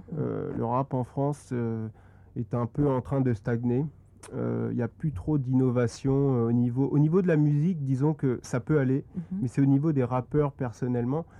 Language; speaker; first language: French; native; French